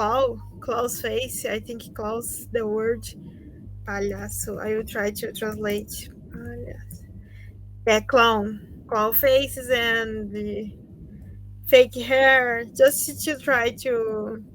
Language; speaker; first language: English; non-native, learner; Portuguese